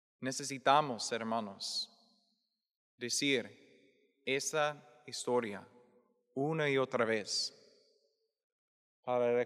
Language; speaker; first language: Spanish; non-native, fluent; English